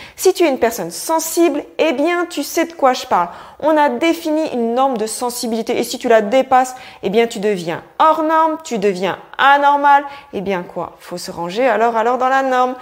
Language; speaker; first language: French; native; French